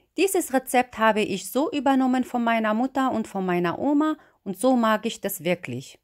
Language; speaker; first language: German; non-native, fluent; Arabic